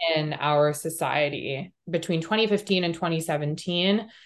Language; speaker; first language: English; native; English